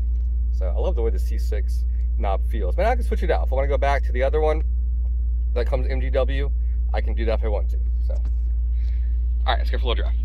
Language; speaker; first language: English; native; English